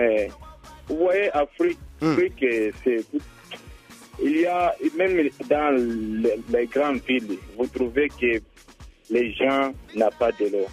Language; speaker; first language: French; non-native, learner; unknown